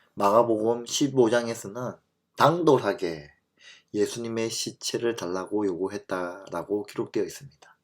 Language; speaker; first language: Korean; native; Korean